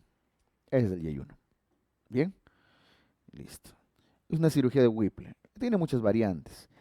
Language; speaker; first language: Spanish; native; Spanish